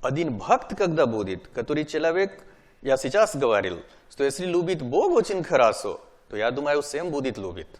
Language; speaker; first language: Russian; non-native, learner; Hindi